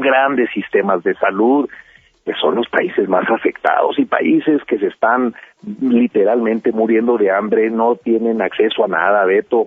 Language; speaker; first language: Spanish; native; Spanish